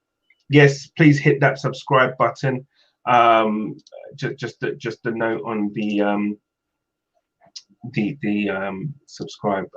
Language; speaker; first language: English; native; English